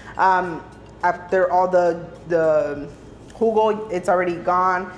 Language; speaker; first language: English; early bilingual, other home language; Spanish